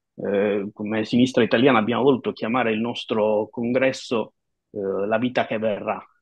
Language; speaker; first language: Italian; native; Italian